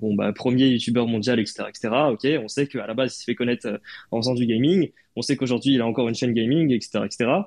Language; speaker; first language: French; native; French